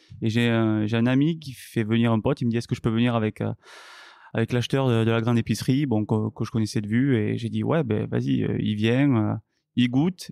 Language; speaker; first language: French; native; French